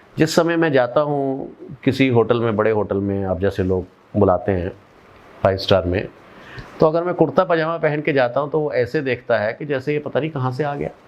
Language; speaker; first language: Hindi; non-native, local second language; Punjabi